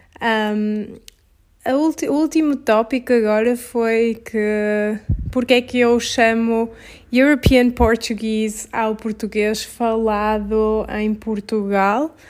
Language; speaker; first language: Portuguese; native; Portuguese